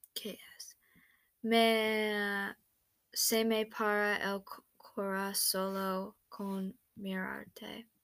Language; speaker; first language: Spanish; non-native, fluent; English